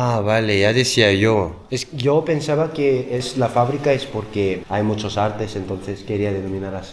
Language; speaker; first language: Spanish; non-native, fluent; Korean